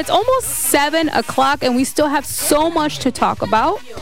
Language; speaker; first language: English; early bilingual, other home language; Spanish